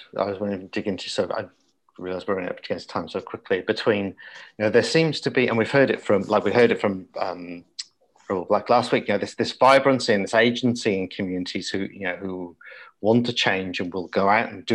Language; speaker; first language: English; native; English